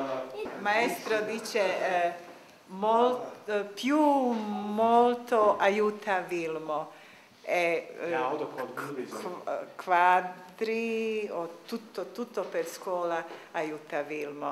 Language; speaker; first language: Italian; non-native, learner; Bosnian